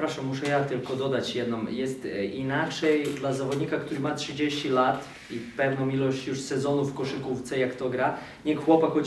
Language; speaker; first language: Polish; non-native, fluent; Serbian